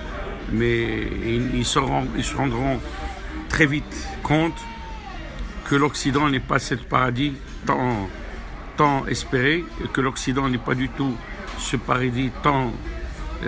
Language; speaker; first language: French; non-native, local second language; Arabic